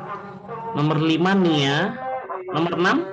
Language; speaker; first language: Indonesian; native; Indonesian